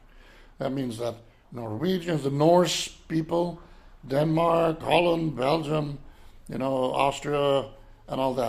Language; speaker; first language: English; non-native, fluent; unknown